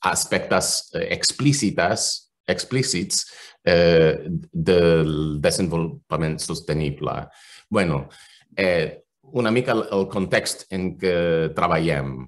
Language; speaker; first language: Catalan; non-native, fluent; English